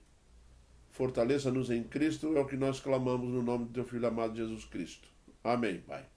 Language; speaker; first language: Portuguese; native; Portuguese